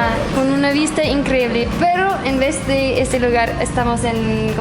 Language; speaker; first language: Spanish; non-native, fluent; English